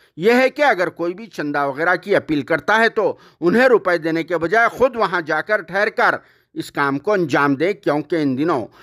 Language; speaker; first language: Hindi; non-native, local second language; Urdu